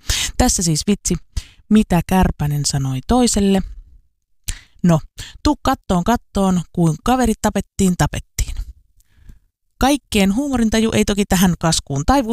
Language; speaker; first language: Finnish; native; Finnish